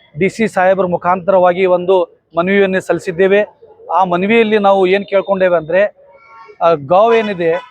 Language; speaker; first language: Kannada; non-native, local second language; Urdu